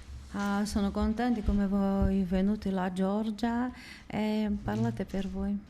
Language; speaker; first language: Italian; non-native, learner; Georgian